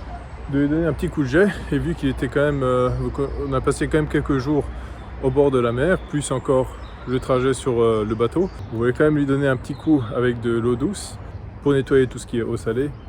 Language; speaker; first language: French; native; French